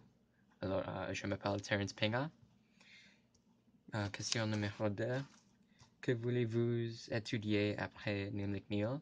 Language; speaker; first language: French; non-native, learner; English